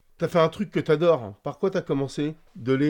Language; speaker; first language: French; native; French